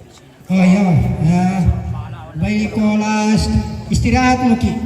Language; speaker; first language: Indonesian; non-native, local second language; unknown